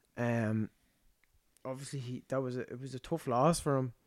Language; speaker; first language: English; native; English